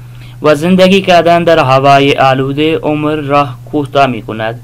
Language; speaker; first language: Persian; non-native, fluent; Urdu